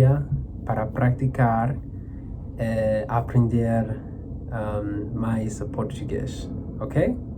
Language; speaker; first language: Portuguese; non-native, learner; English